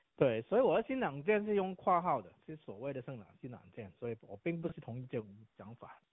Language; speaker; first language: Chinese; non-native, local second language; Cantonese